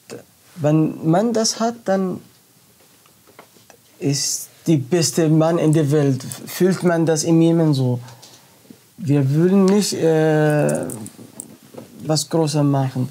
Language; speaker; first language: German; non-native, learner; Arabic